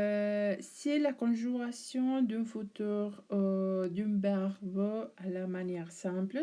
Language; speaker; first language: French; non-native, learner; Spanish